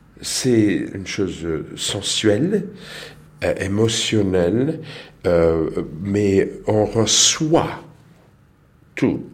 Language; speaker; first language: French; non-native, learner; English